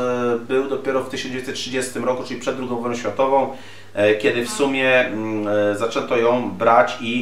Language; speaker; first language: Polish; native; Polish